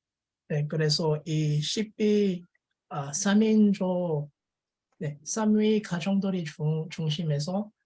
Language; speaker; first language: Korean; non-native, learner; French